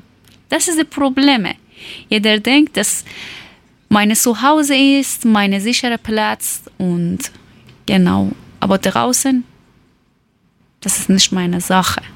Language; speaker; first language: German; non-native, learner; Persian